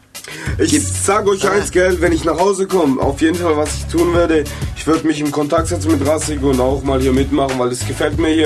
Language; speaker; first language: German; native; German